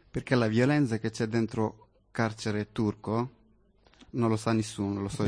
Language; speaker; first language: Italian; non-native, fluent; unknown